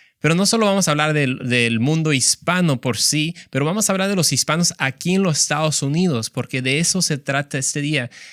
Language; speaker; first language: Spanish; native; Spanish